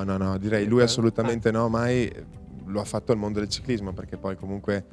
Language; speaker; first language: Italian; native; Italian